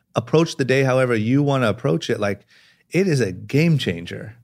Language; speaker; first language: English; native; English